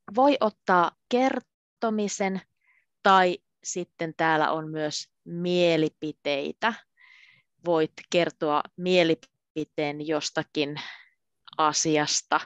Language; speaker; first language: Finnish; native; Finnish